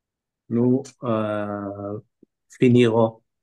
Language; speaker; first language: French; non-native, learner; Bangla